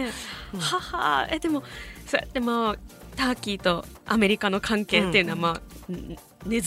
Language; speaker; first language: Japanese; native; Japanese